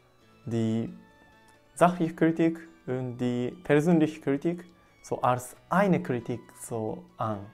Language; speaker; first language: German; non-native, learner; Japanese